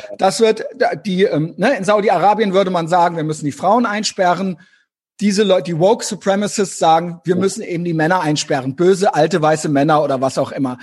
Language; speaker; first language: German; native; German